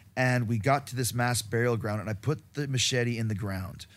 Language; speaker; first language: English; native; English